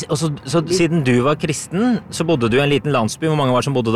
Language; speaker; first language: Norwegian; native; Norwegian